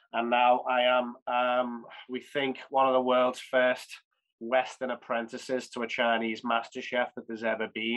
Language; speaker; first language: English; native; English